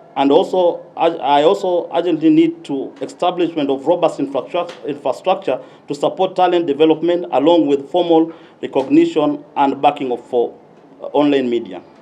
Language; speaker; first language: English; non-native, local second language; Swahili